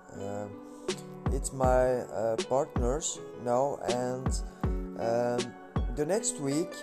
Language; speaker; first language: English; non-native, learner; French